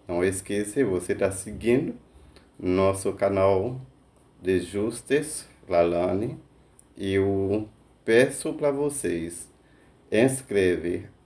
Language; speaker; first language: Portuguese; non-native, fluent; Haitian Creole